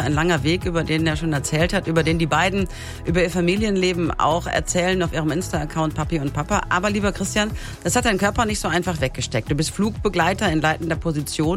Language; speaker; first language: German; native; German